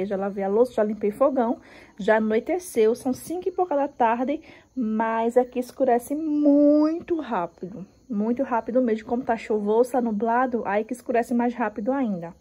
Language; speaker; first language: Portuguese; native; Portuguese